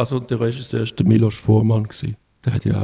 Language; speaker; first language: German; native; German